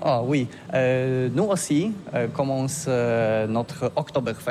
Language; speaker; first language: French; non-native, learner; Polish